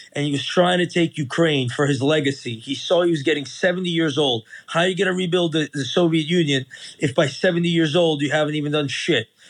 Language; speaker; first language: English; early bilingual, other home language; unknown